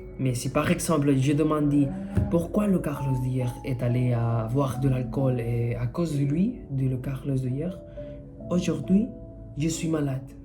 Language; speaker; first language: French; non-native, fluent; Spanish